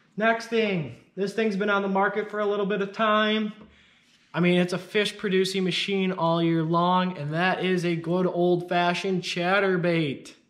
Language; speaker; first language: English; native; English